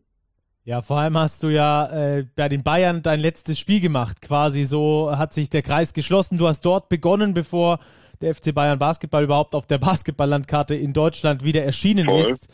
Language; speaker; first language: German; native; German